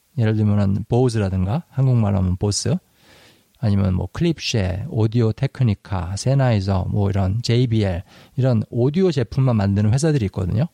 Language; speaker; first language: Korean; native; Korean